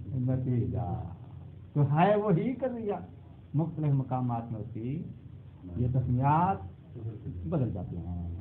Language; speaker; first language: Urdu; non-native, local second language; Punjabi